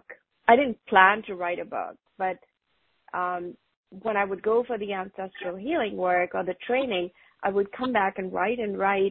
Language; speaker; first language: English; non-native, local second language; Hindi